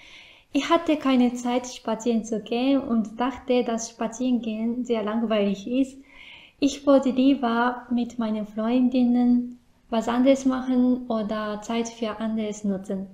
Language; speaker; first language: German; non-native, fluent; Japanese